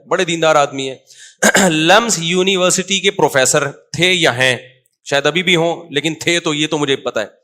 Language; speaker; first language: Urdu; native; Urdu